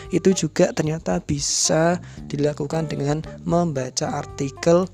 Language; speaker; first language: Indonesian; non-native, local second language; Javanese